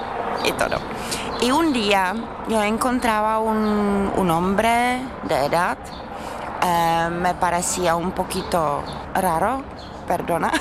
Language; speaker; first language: Spanish; non-native, fluent; Czech